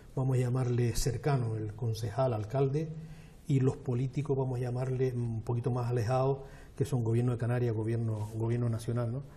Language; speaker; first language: Spanish; native; Spanish